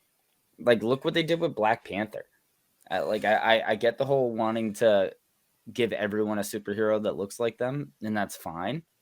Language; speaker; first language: English; native; English